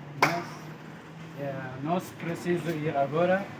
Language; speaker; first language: Portuguese; non-native, learner; Turkish